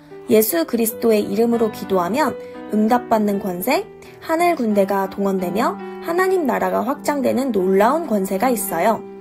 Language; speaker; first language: Korean; native; Korean